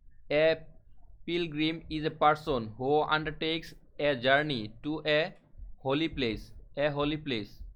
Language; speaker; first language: English; non-native, local second language; Bangla